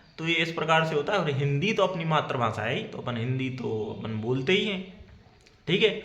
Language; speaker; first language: Hindi; native; Hindi